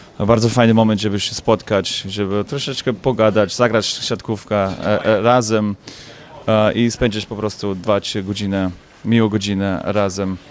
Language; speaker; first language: Polish; non-native, learner; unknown